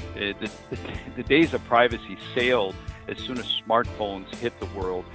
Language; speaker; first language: English; native; English